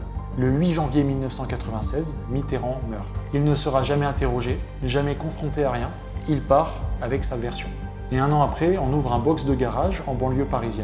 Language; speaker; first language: French; native; French